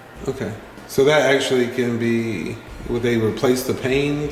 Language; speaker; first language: English; native; English